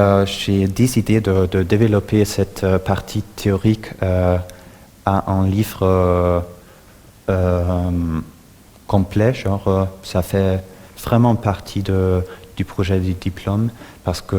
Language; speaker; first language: French; non-native, fluent; German